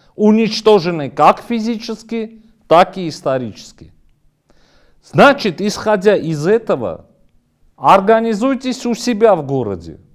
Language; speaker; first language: Russian; non-native, local second language; Armenian